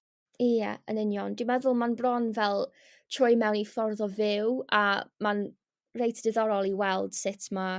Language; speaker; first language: Welsh; non-native, local second language; English